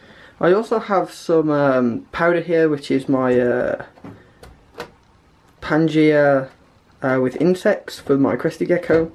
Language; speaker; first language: English; native; English